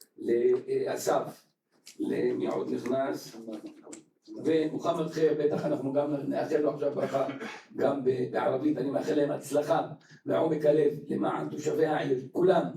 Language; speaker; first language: Hebrew; non-native, local second language; Arabic